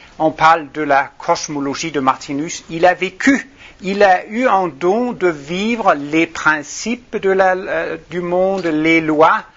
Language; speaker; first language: French; non-native, fluent; Danish